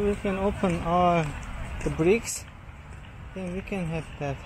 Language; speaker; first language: English; non-native, learner; Korean